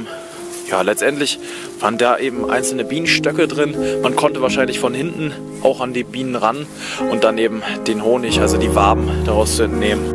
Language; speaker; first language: German; native; German